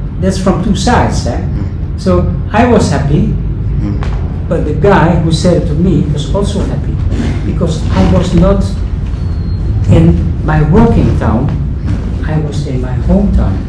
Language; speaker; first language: English; non-native, fluent; Dutch